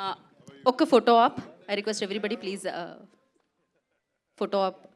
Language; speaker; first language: Telugu; native; Telugu